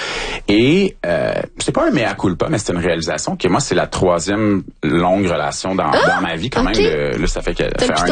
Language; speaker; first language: French; native; French